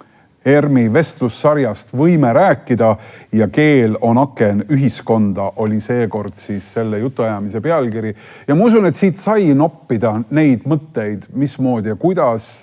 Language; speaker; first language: Estonian; native; Estonian